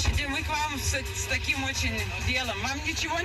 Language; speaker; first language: Russian; non-native, fluent; Lithuanian